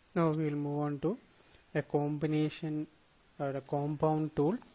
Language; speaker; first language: English; non-native, local second language; Malayalam